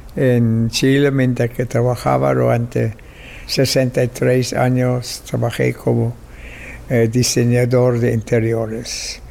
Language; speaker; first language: Spanish; non-native, fluent; German